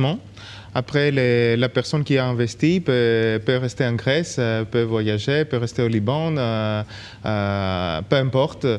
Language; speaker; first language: French; non-native, local second language; Greek